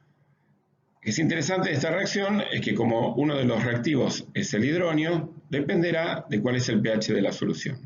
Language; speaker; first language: Spanish; native; Spanish